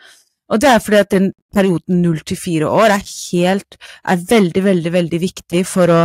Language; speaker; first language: Norwegian; non-native, fluent; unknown